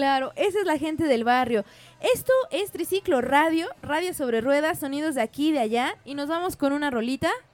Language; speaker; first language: Spanish; native; Spanish